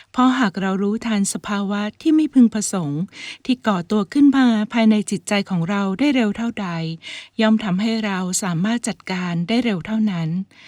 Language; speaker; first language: Thai; native; Thai